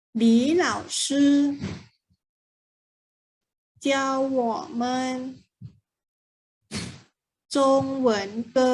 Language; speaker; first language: Chinese; non-native, fluent; Thai